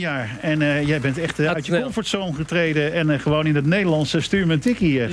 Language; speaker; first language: Dutch; native; Dutch